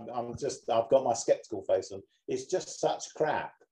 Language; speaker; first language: English; native; English